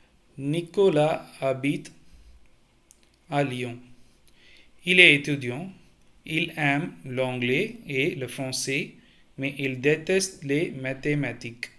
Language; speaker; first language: French; non-native, learner; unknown